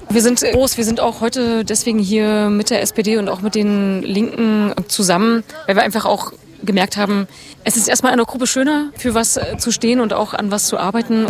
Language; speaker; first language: German; native; German